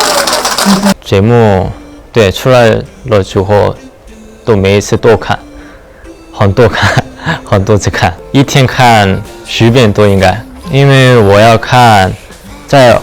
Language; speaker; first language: Chinese; non-native, learner; Korean